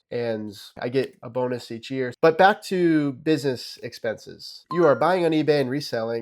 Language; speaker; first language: English; native; English